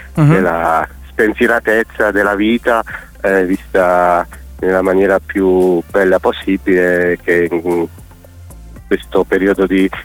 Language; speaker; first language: Italian; native; Italian